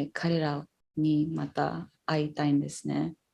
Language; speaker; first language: Japanese; non-native, fluent; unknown